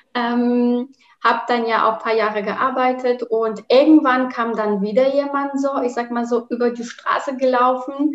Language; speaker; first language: German; non-native, fluent; Polish